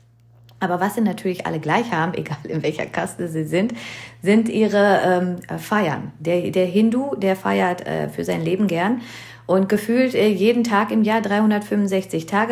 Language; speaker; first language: German; early bilingual, other home language; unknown